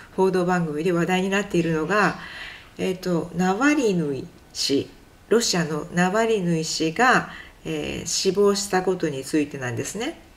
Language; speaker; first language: Japanese; native; Japanese